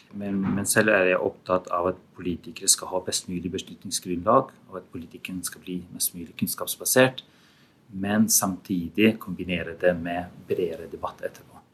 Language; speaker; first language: Norwegian; non-native, fluent; Albanian